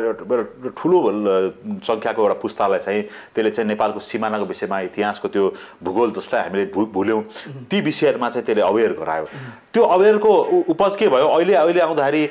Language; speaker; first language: Nepali; native; Nepali